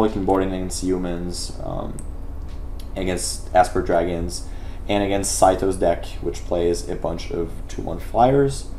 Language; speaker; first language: English; non-native, local second language; French